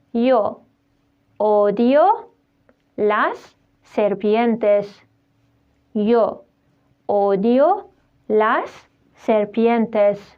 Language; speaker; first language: Spanish; non-native, fluent; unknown